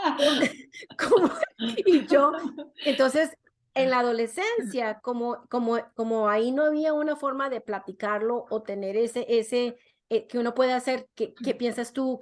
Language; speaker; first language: Spanish; early bilingual, other home language; English